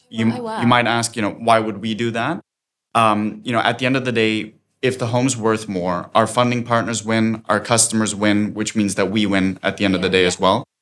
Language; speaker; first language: English; non-native, fluent; German